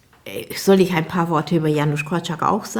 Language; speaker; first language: German; non-native, fluent; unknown